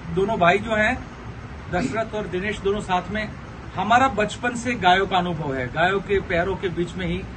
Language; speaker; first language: Hindi; non-native, local second language; Gujarati